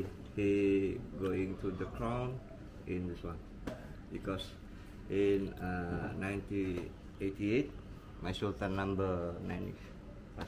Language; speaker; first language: English; non-native, learner; Indonesian